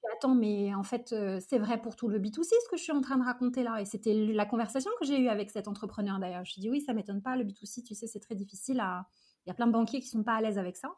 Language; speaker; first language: French; early bilingual, other home language; Arabic